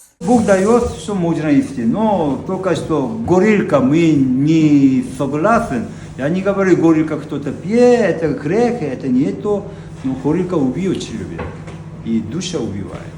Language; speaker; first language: Russian; non-native, learner; Korean